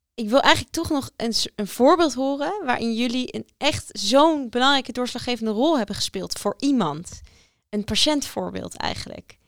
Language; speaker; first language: Dutch; native; Dutch